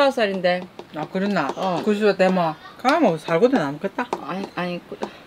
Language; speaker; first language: Korean; native; Korean